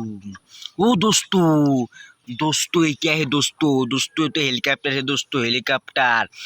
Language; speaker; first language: Hindi; native; Hindi